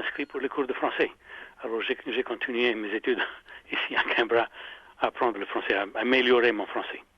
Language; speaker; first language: French; non-native, fluent; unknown